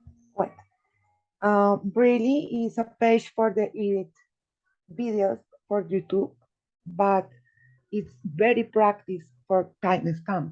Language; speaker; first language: English; non-native, learner; Spanish